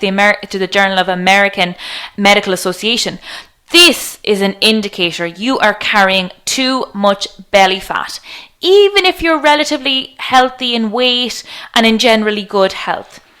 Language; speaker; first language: English; native; English